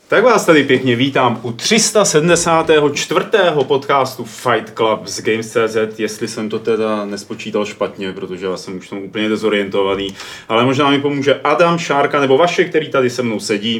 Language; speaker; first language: Czech; native; Czech